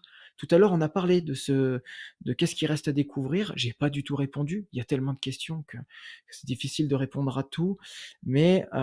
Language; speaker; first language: French; native; French